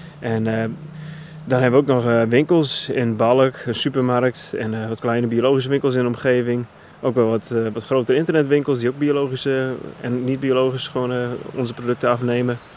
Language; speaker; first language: Dutch; non-native, local second language; Western Frisian